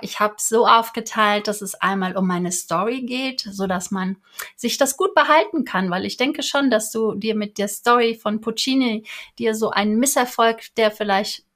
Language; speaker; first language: German; native; German